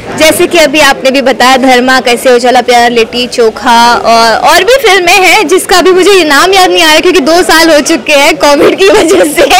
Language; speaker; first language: Hindi; non-native, local second language; Gujarati